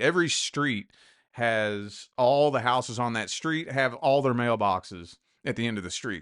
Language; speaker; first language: English; native; English